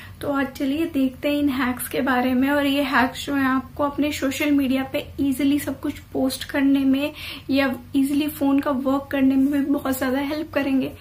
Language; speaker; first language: Hindi; native; Hindi